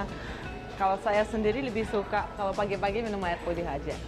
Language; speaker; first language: Indonesian; non-native, fluent; Russian